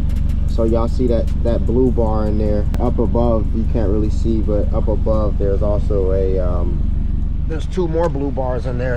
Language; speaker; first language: English; native; English